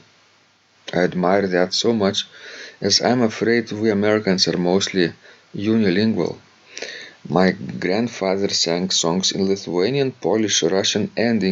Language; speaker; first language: English; non-native, fluent; Lithuanian